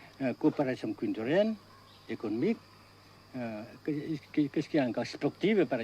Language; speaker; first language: French; non-native, fluent; Vietnamese